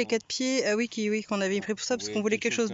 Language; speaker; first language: French; native; French